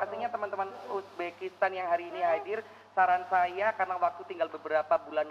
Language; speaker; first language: Indonesian; native; Indonesian